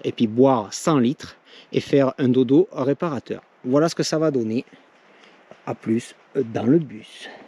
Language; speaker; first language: French; native; French